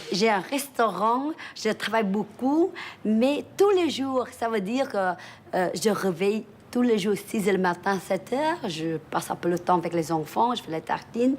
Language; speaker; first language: French; early bilingual, other home language; Vietnamese